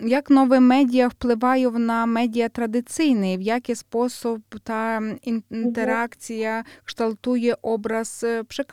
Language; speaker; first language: Polish; non-native, fluent; Ukrainian